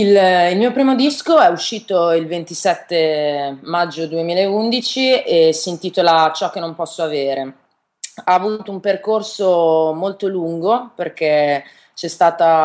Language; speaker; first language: Italian; native; Italian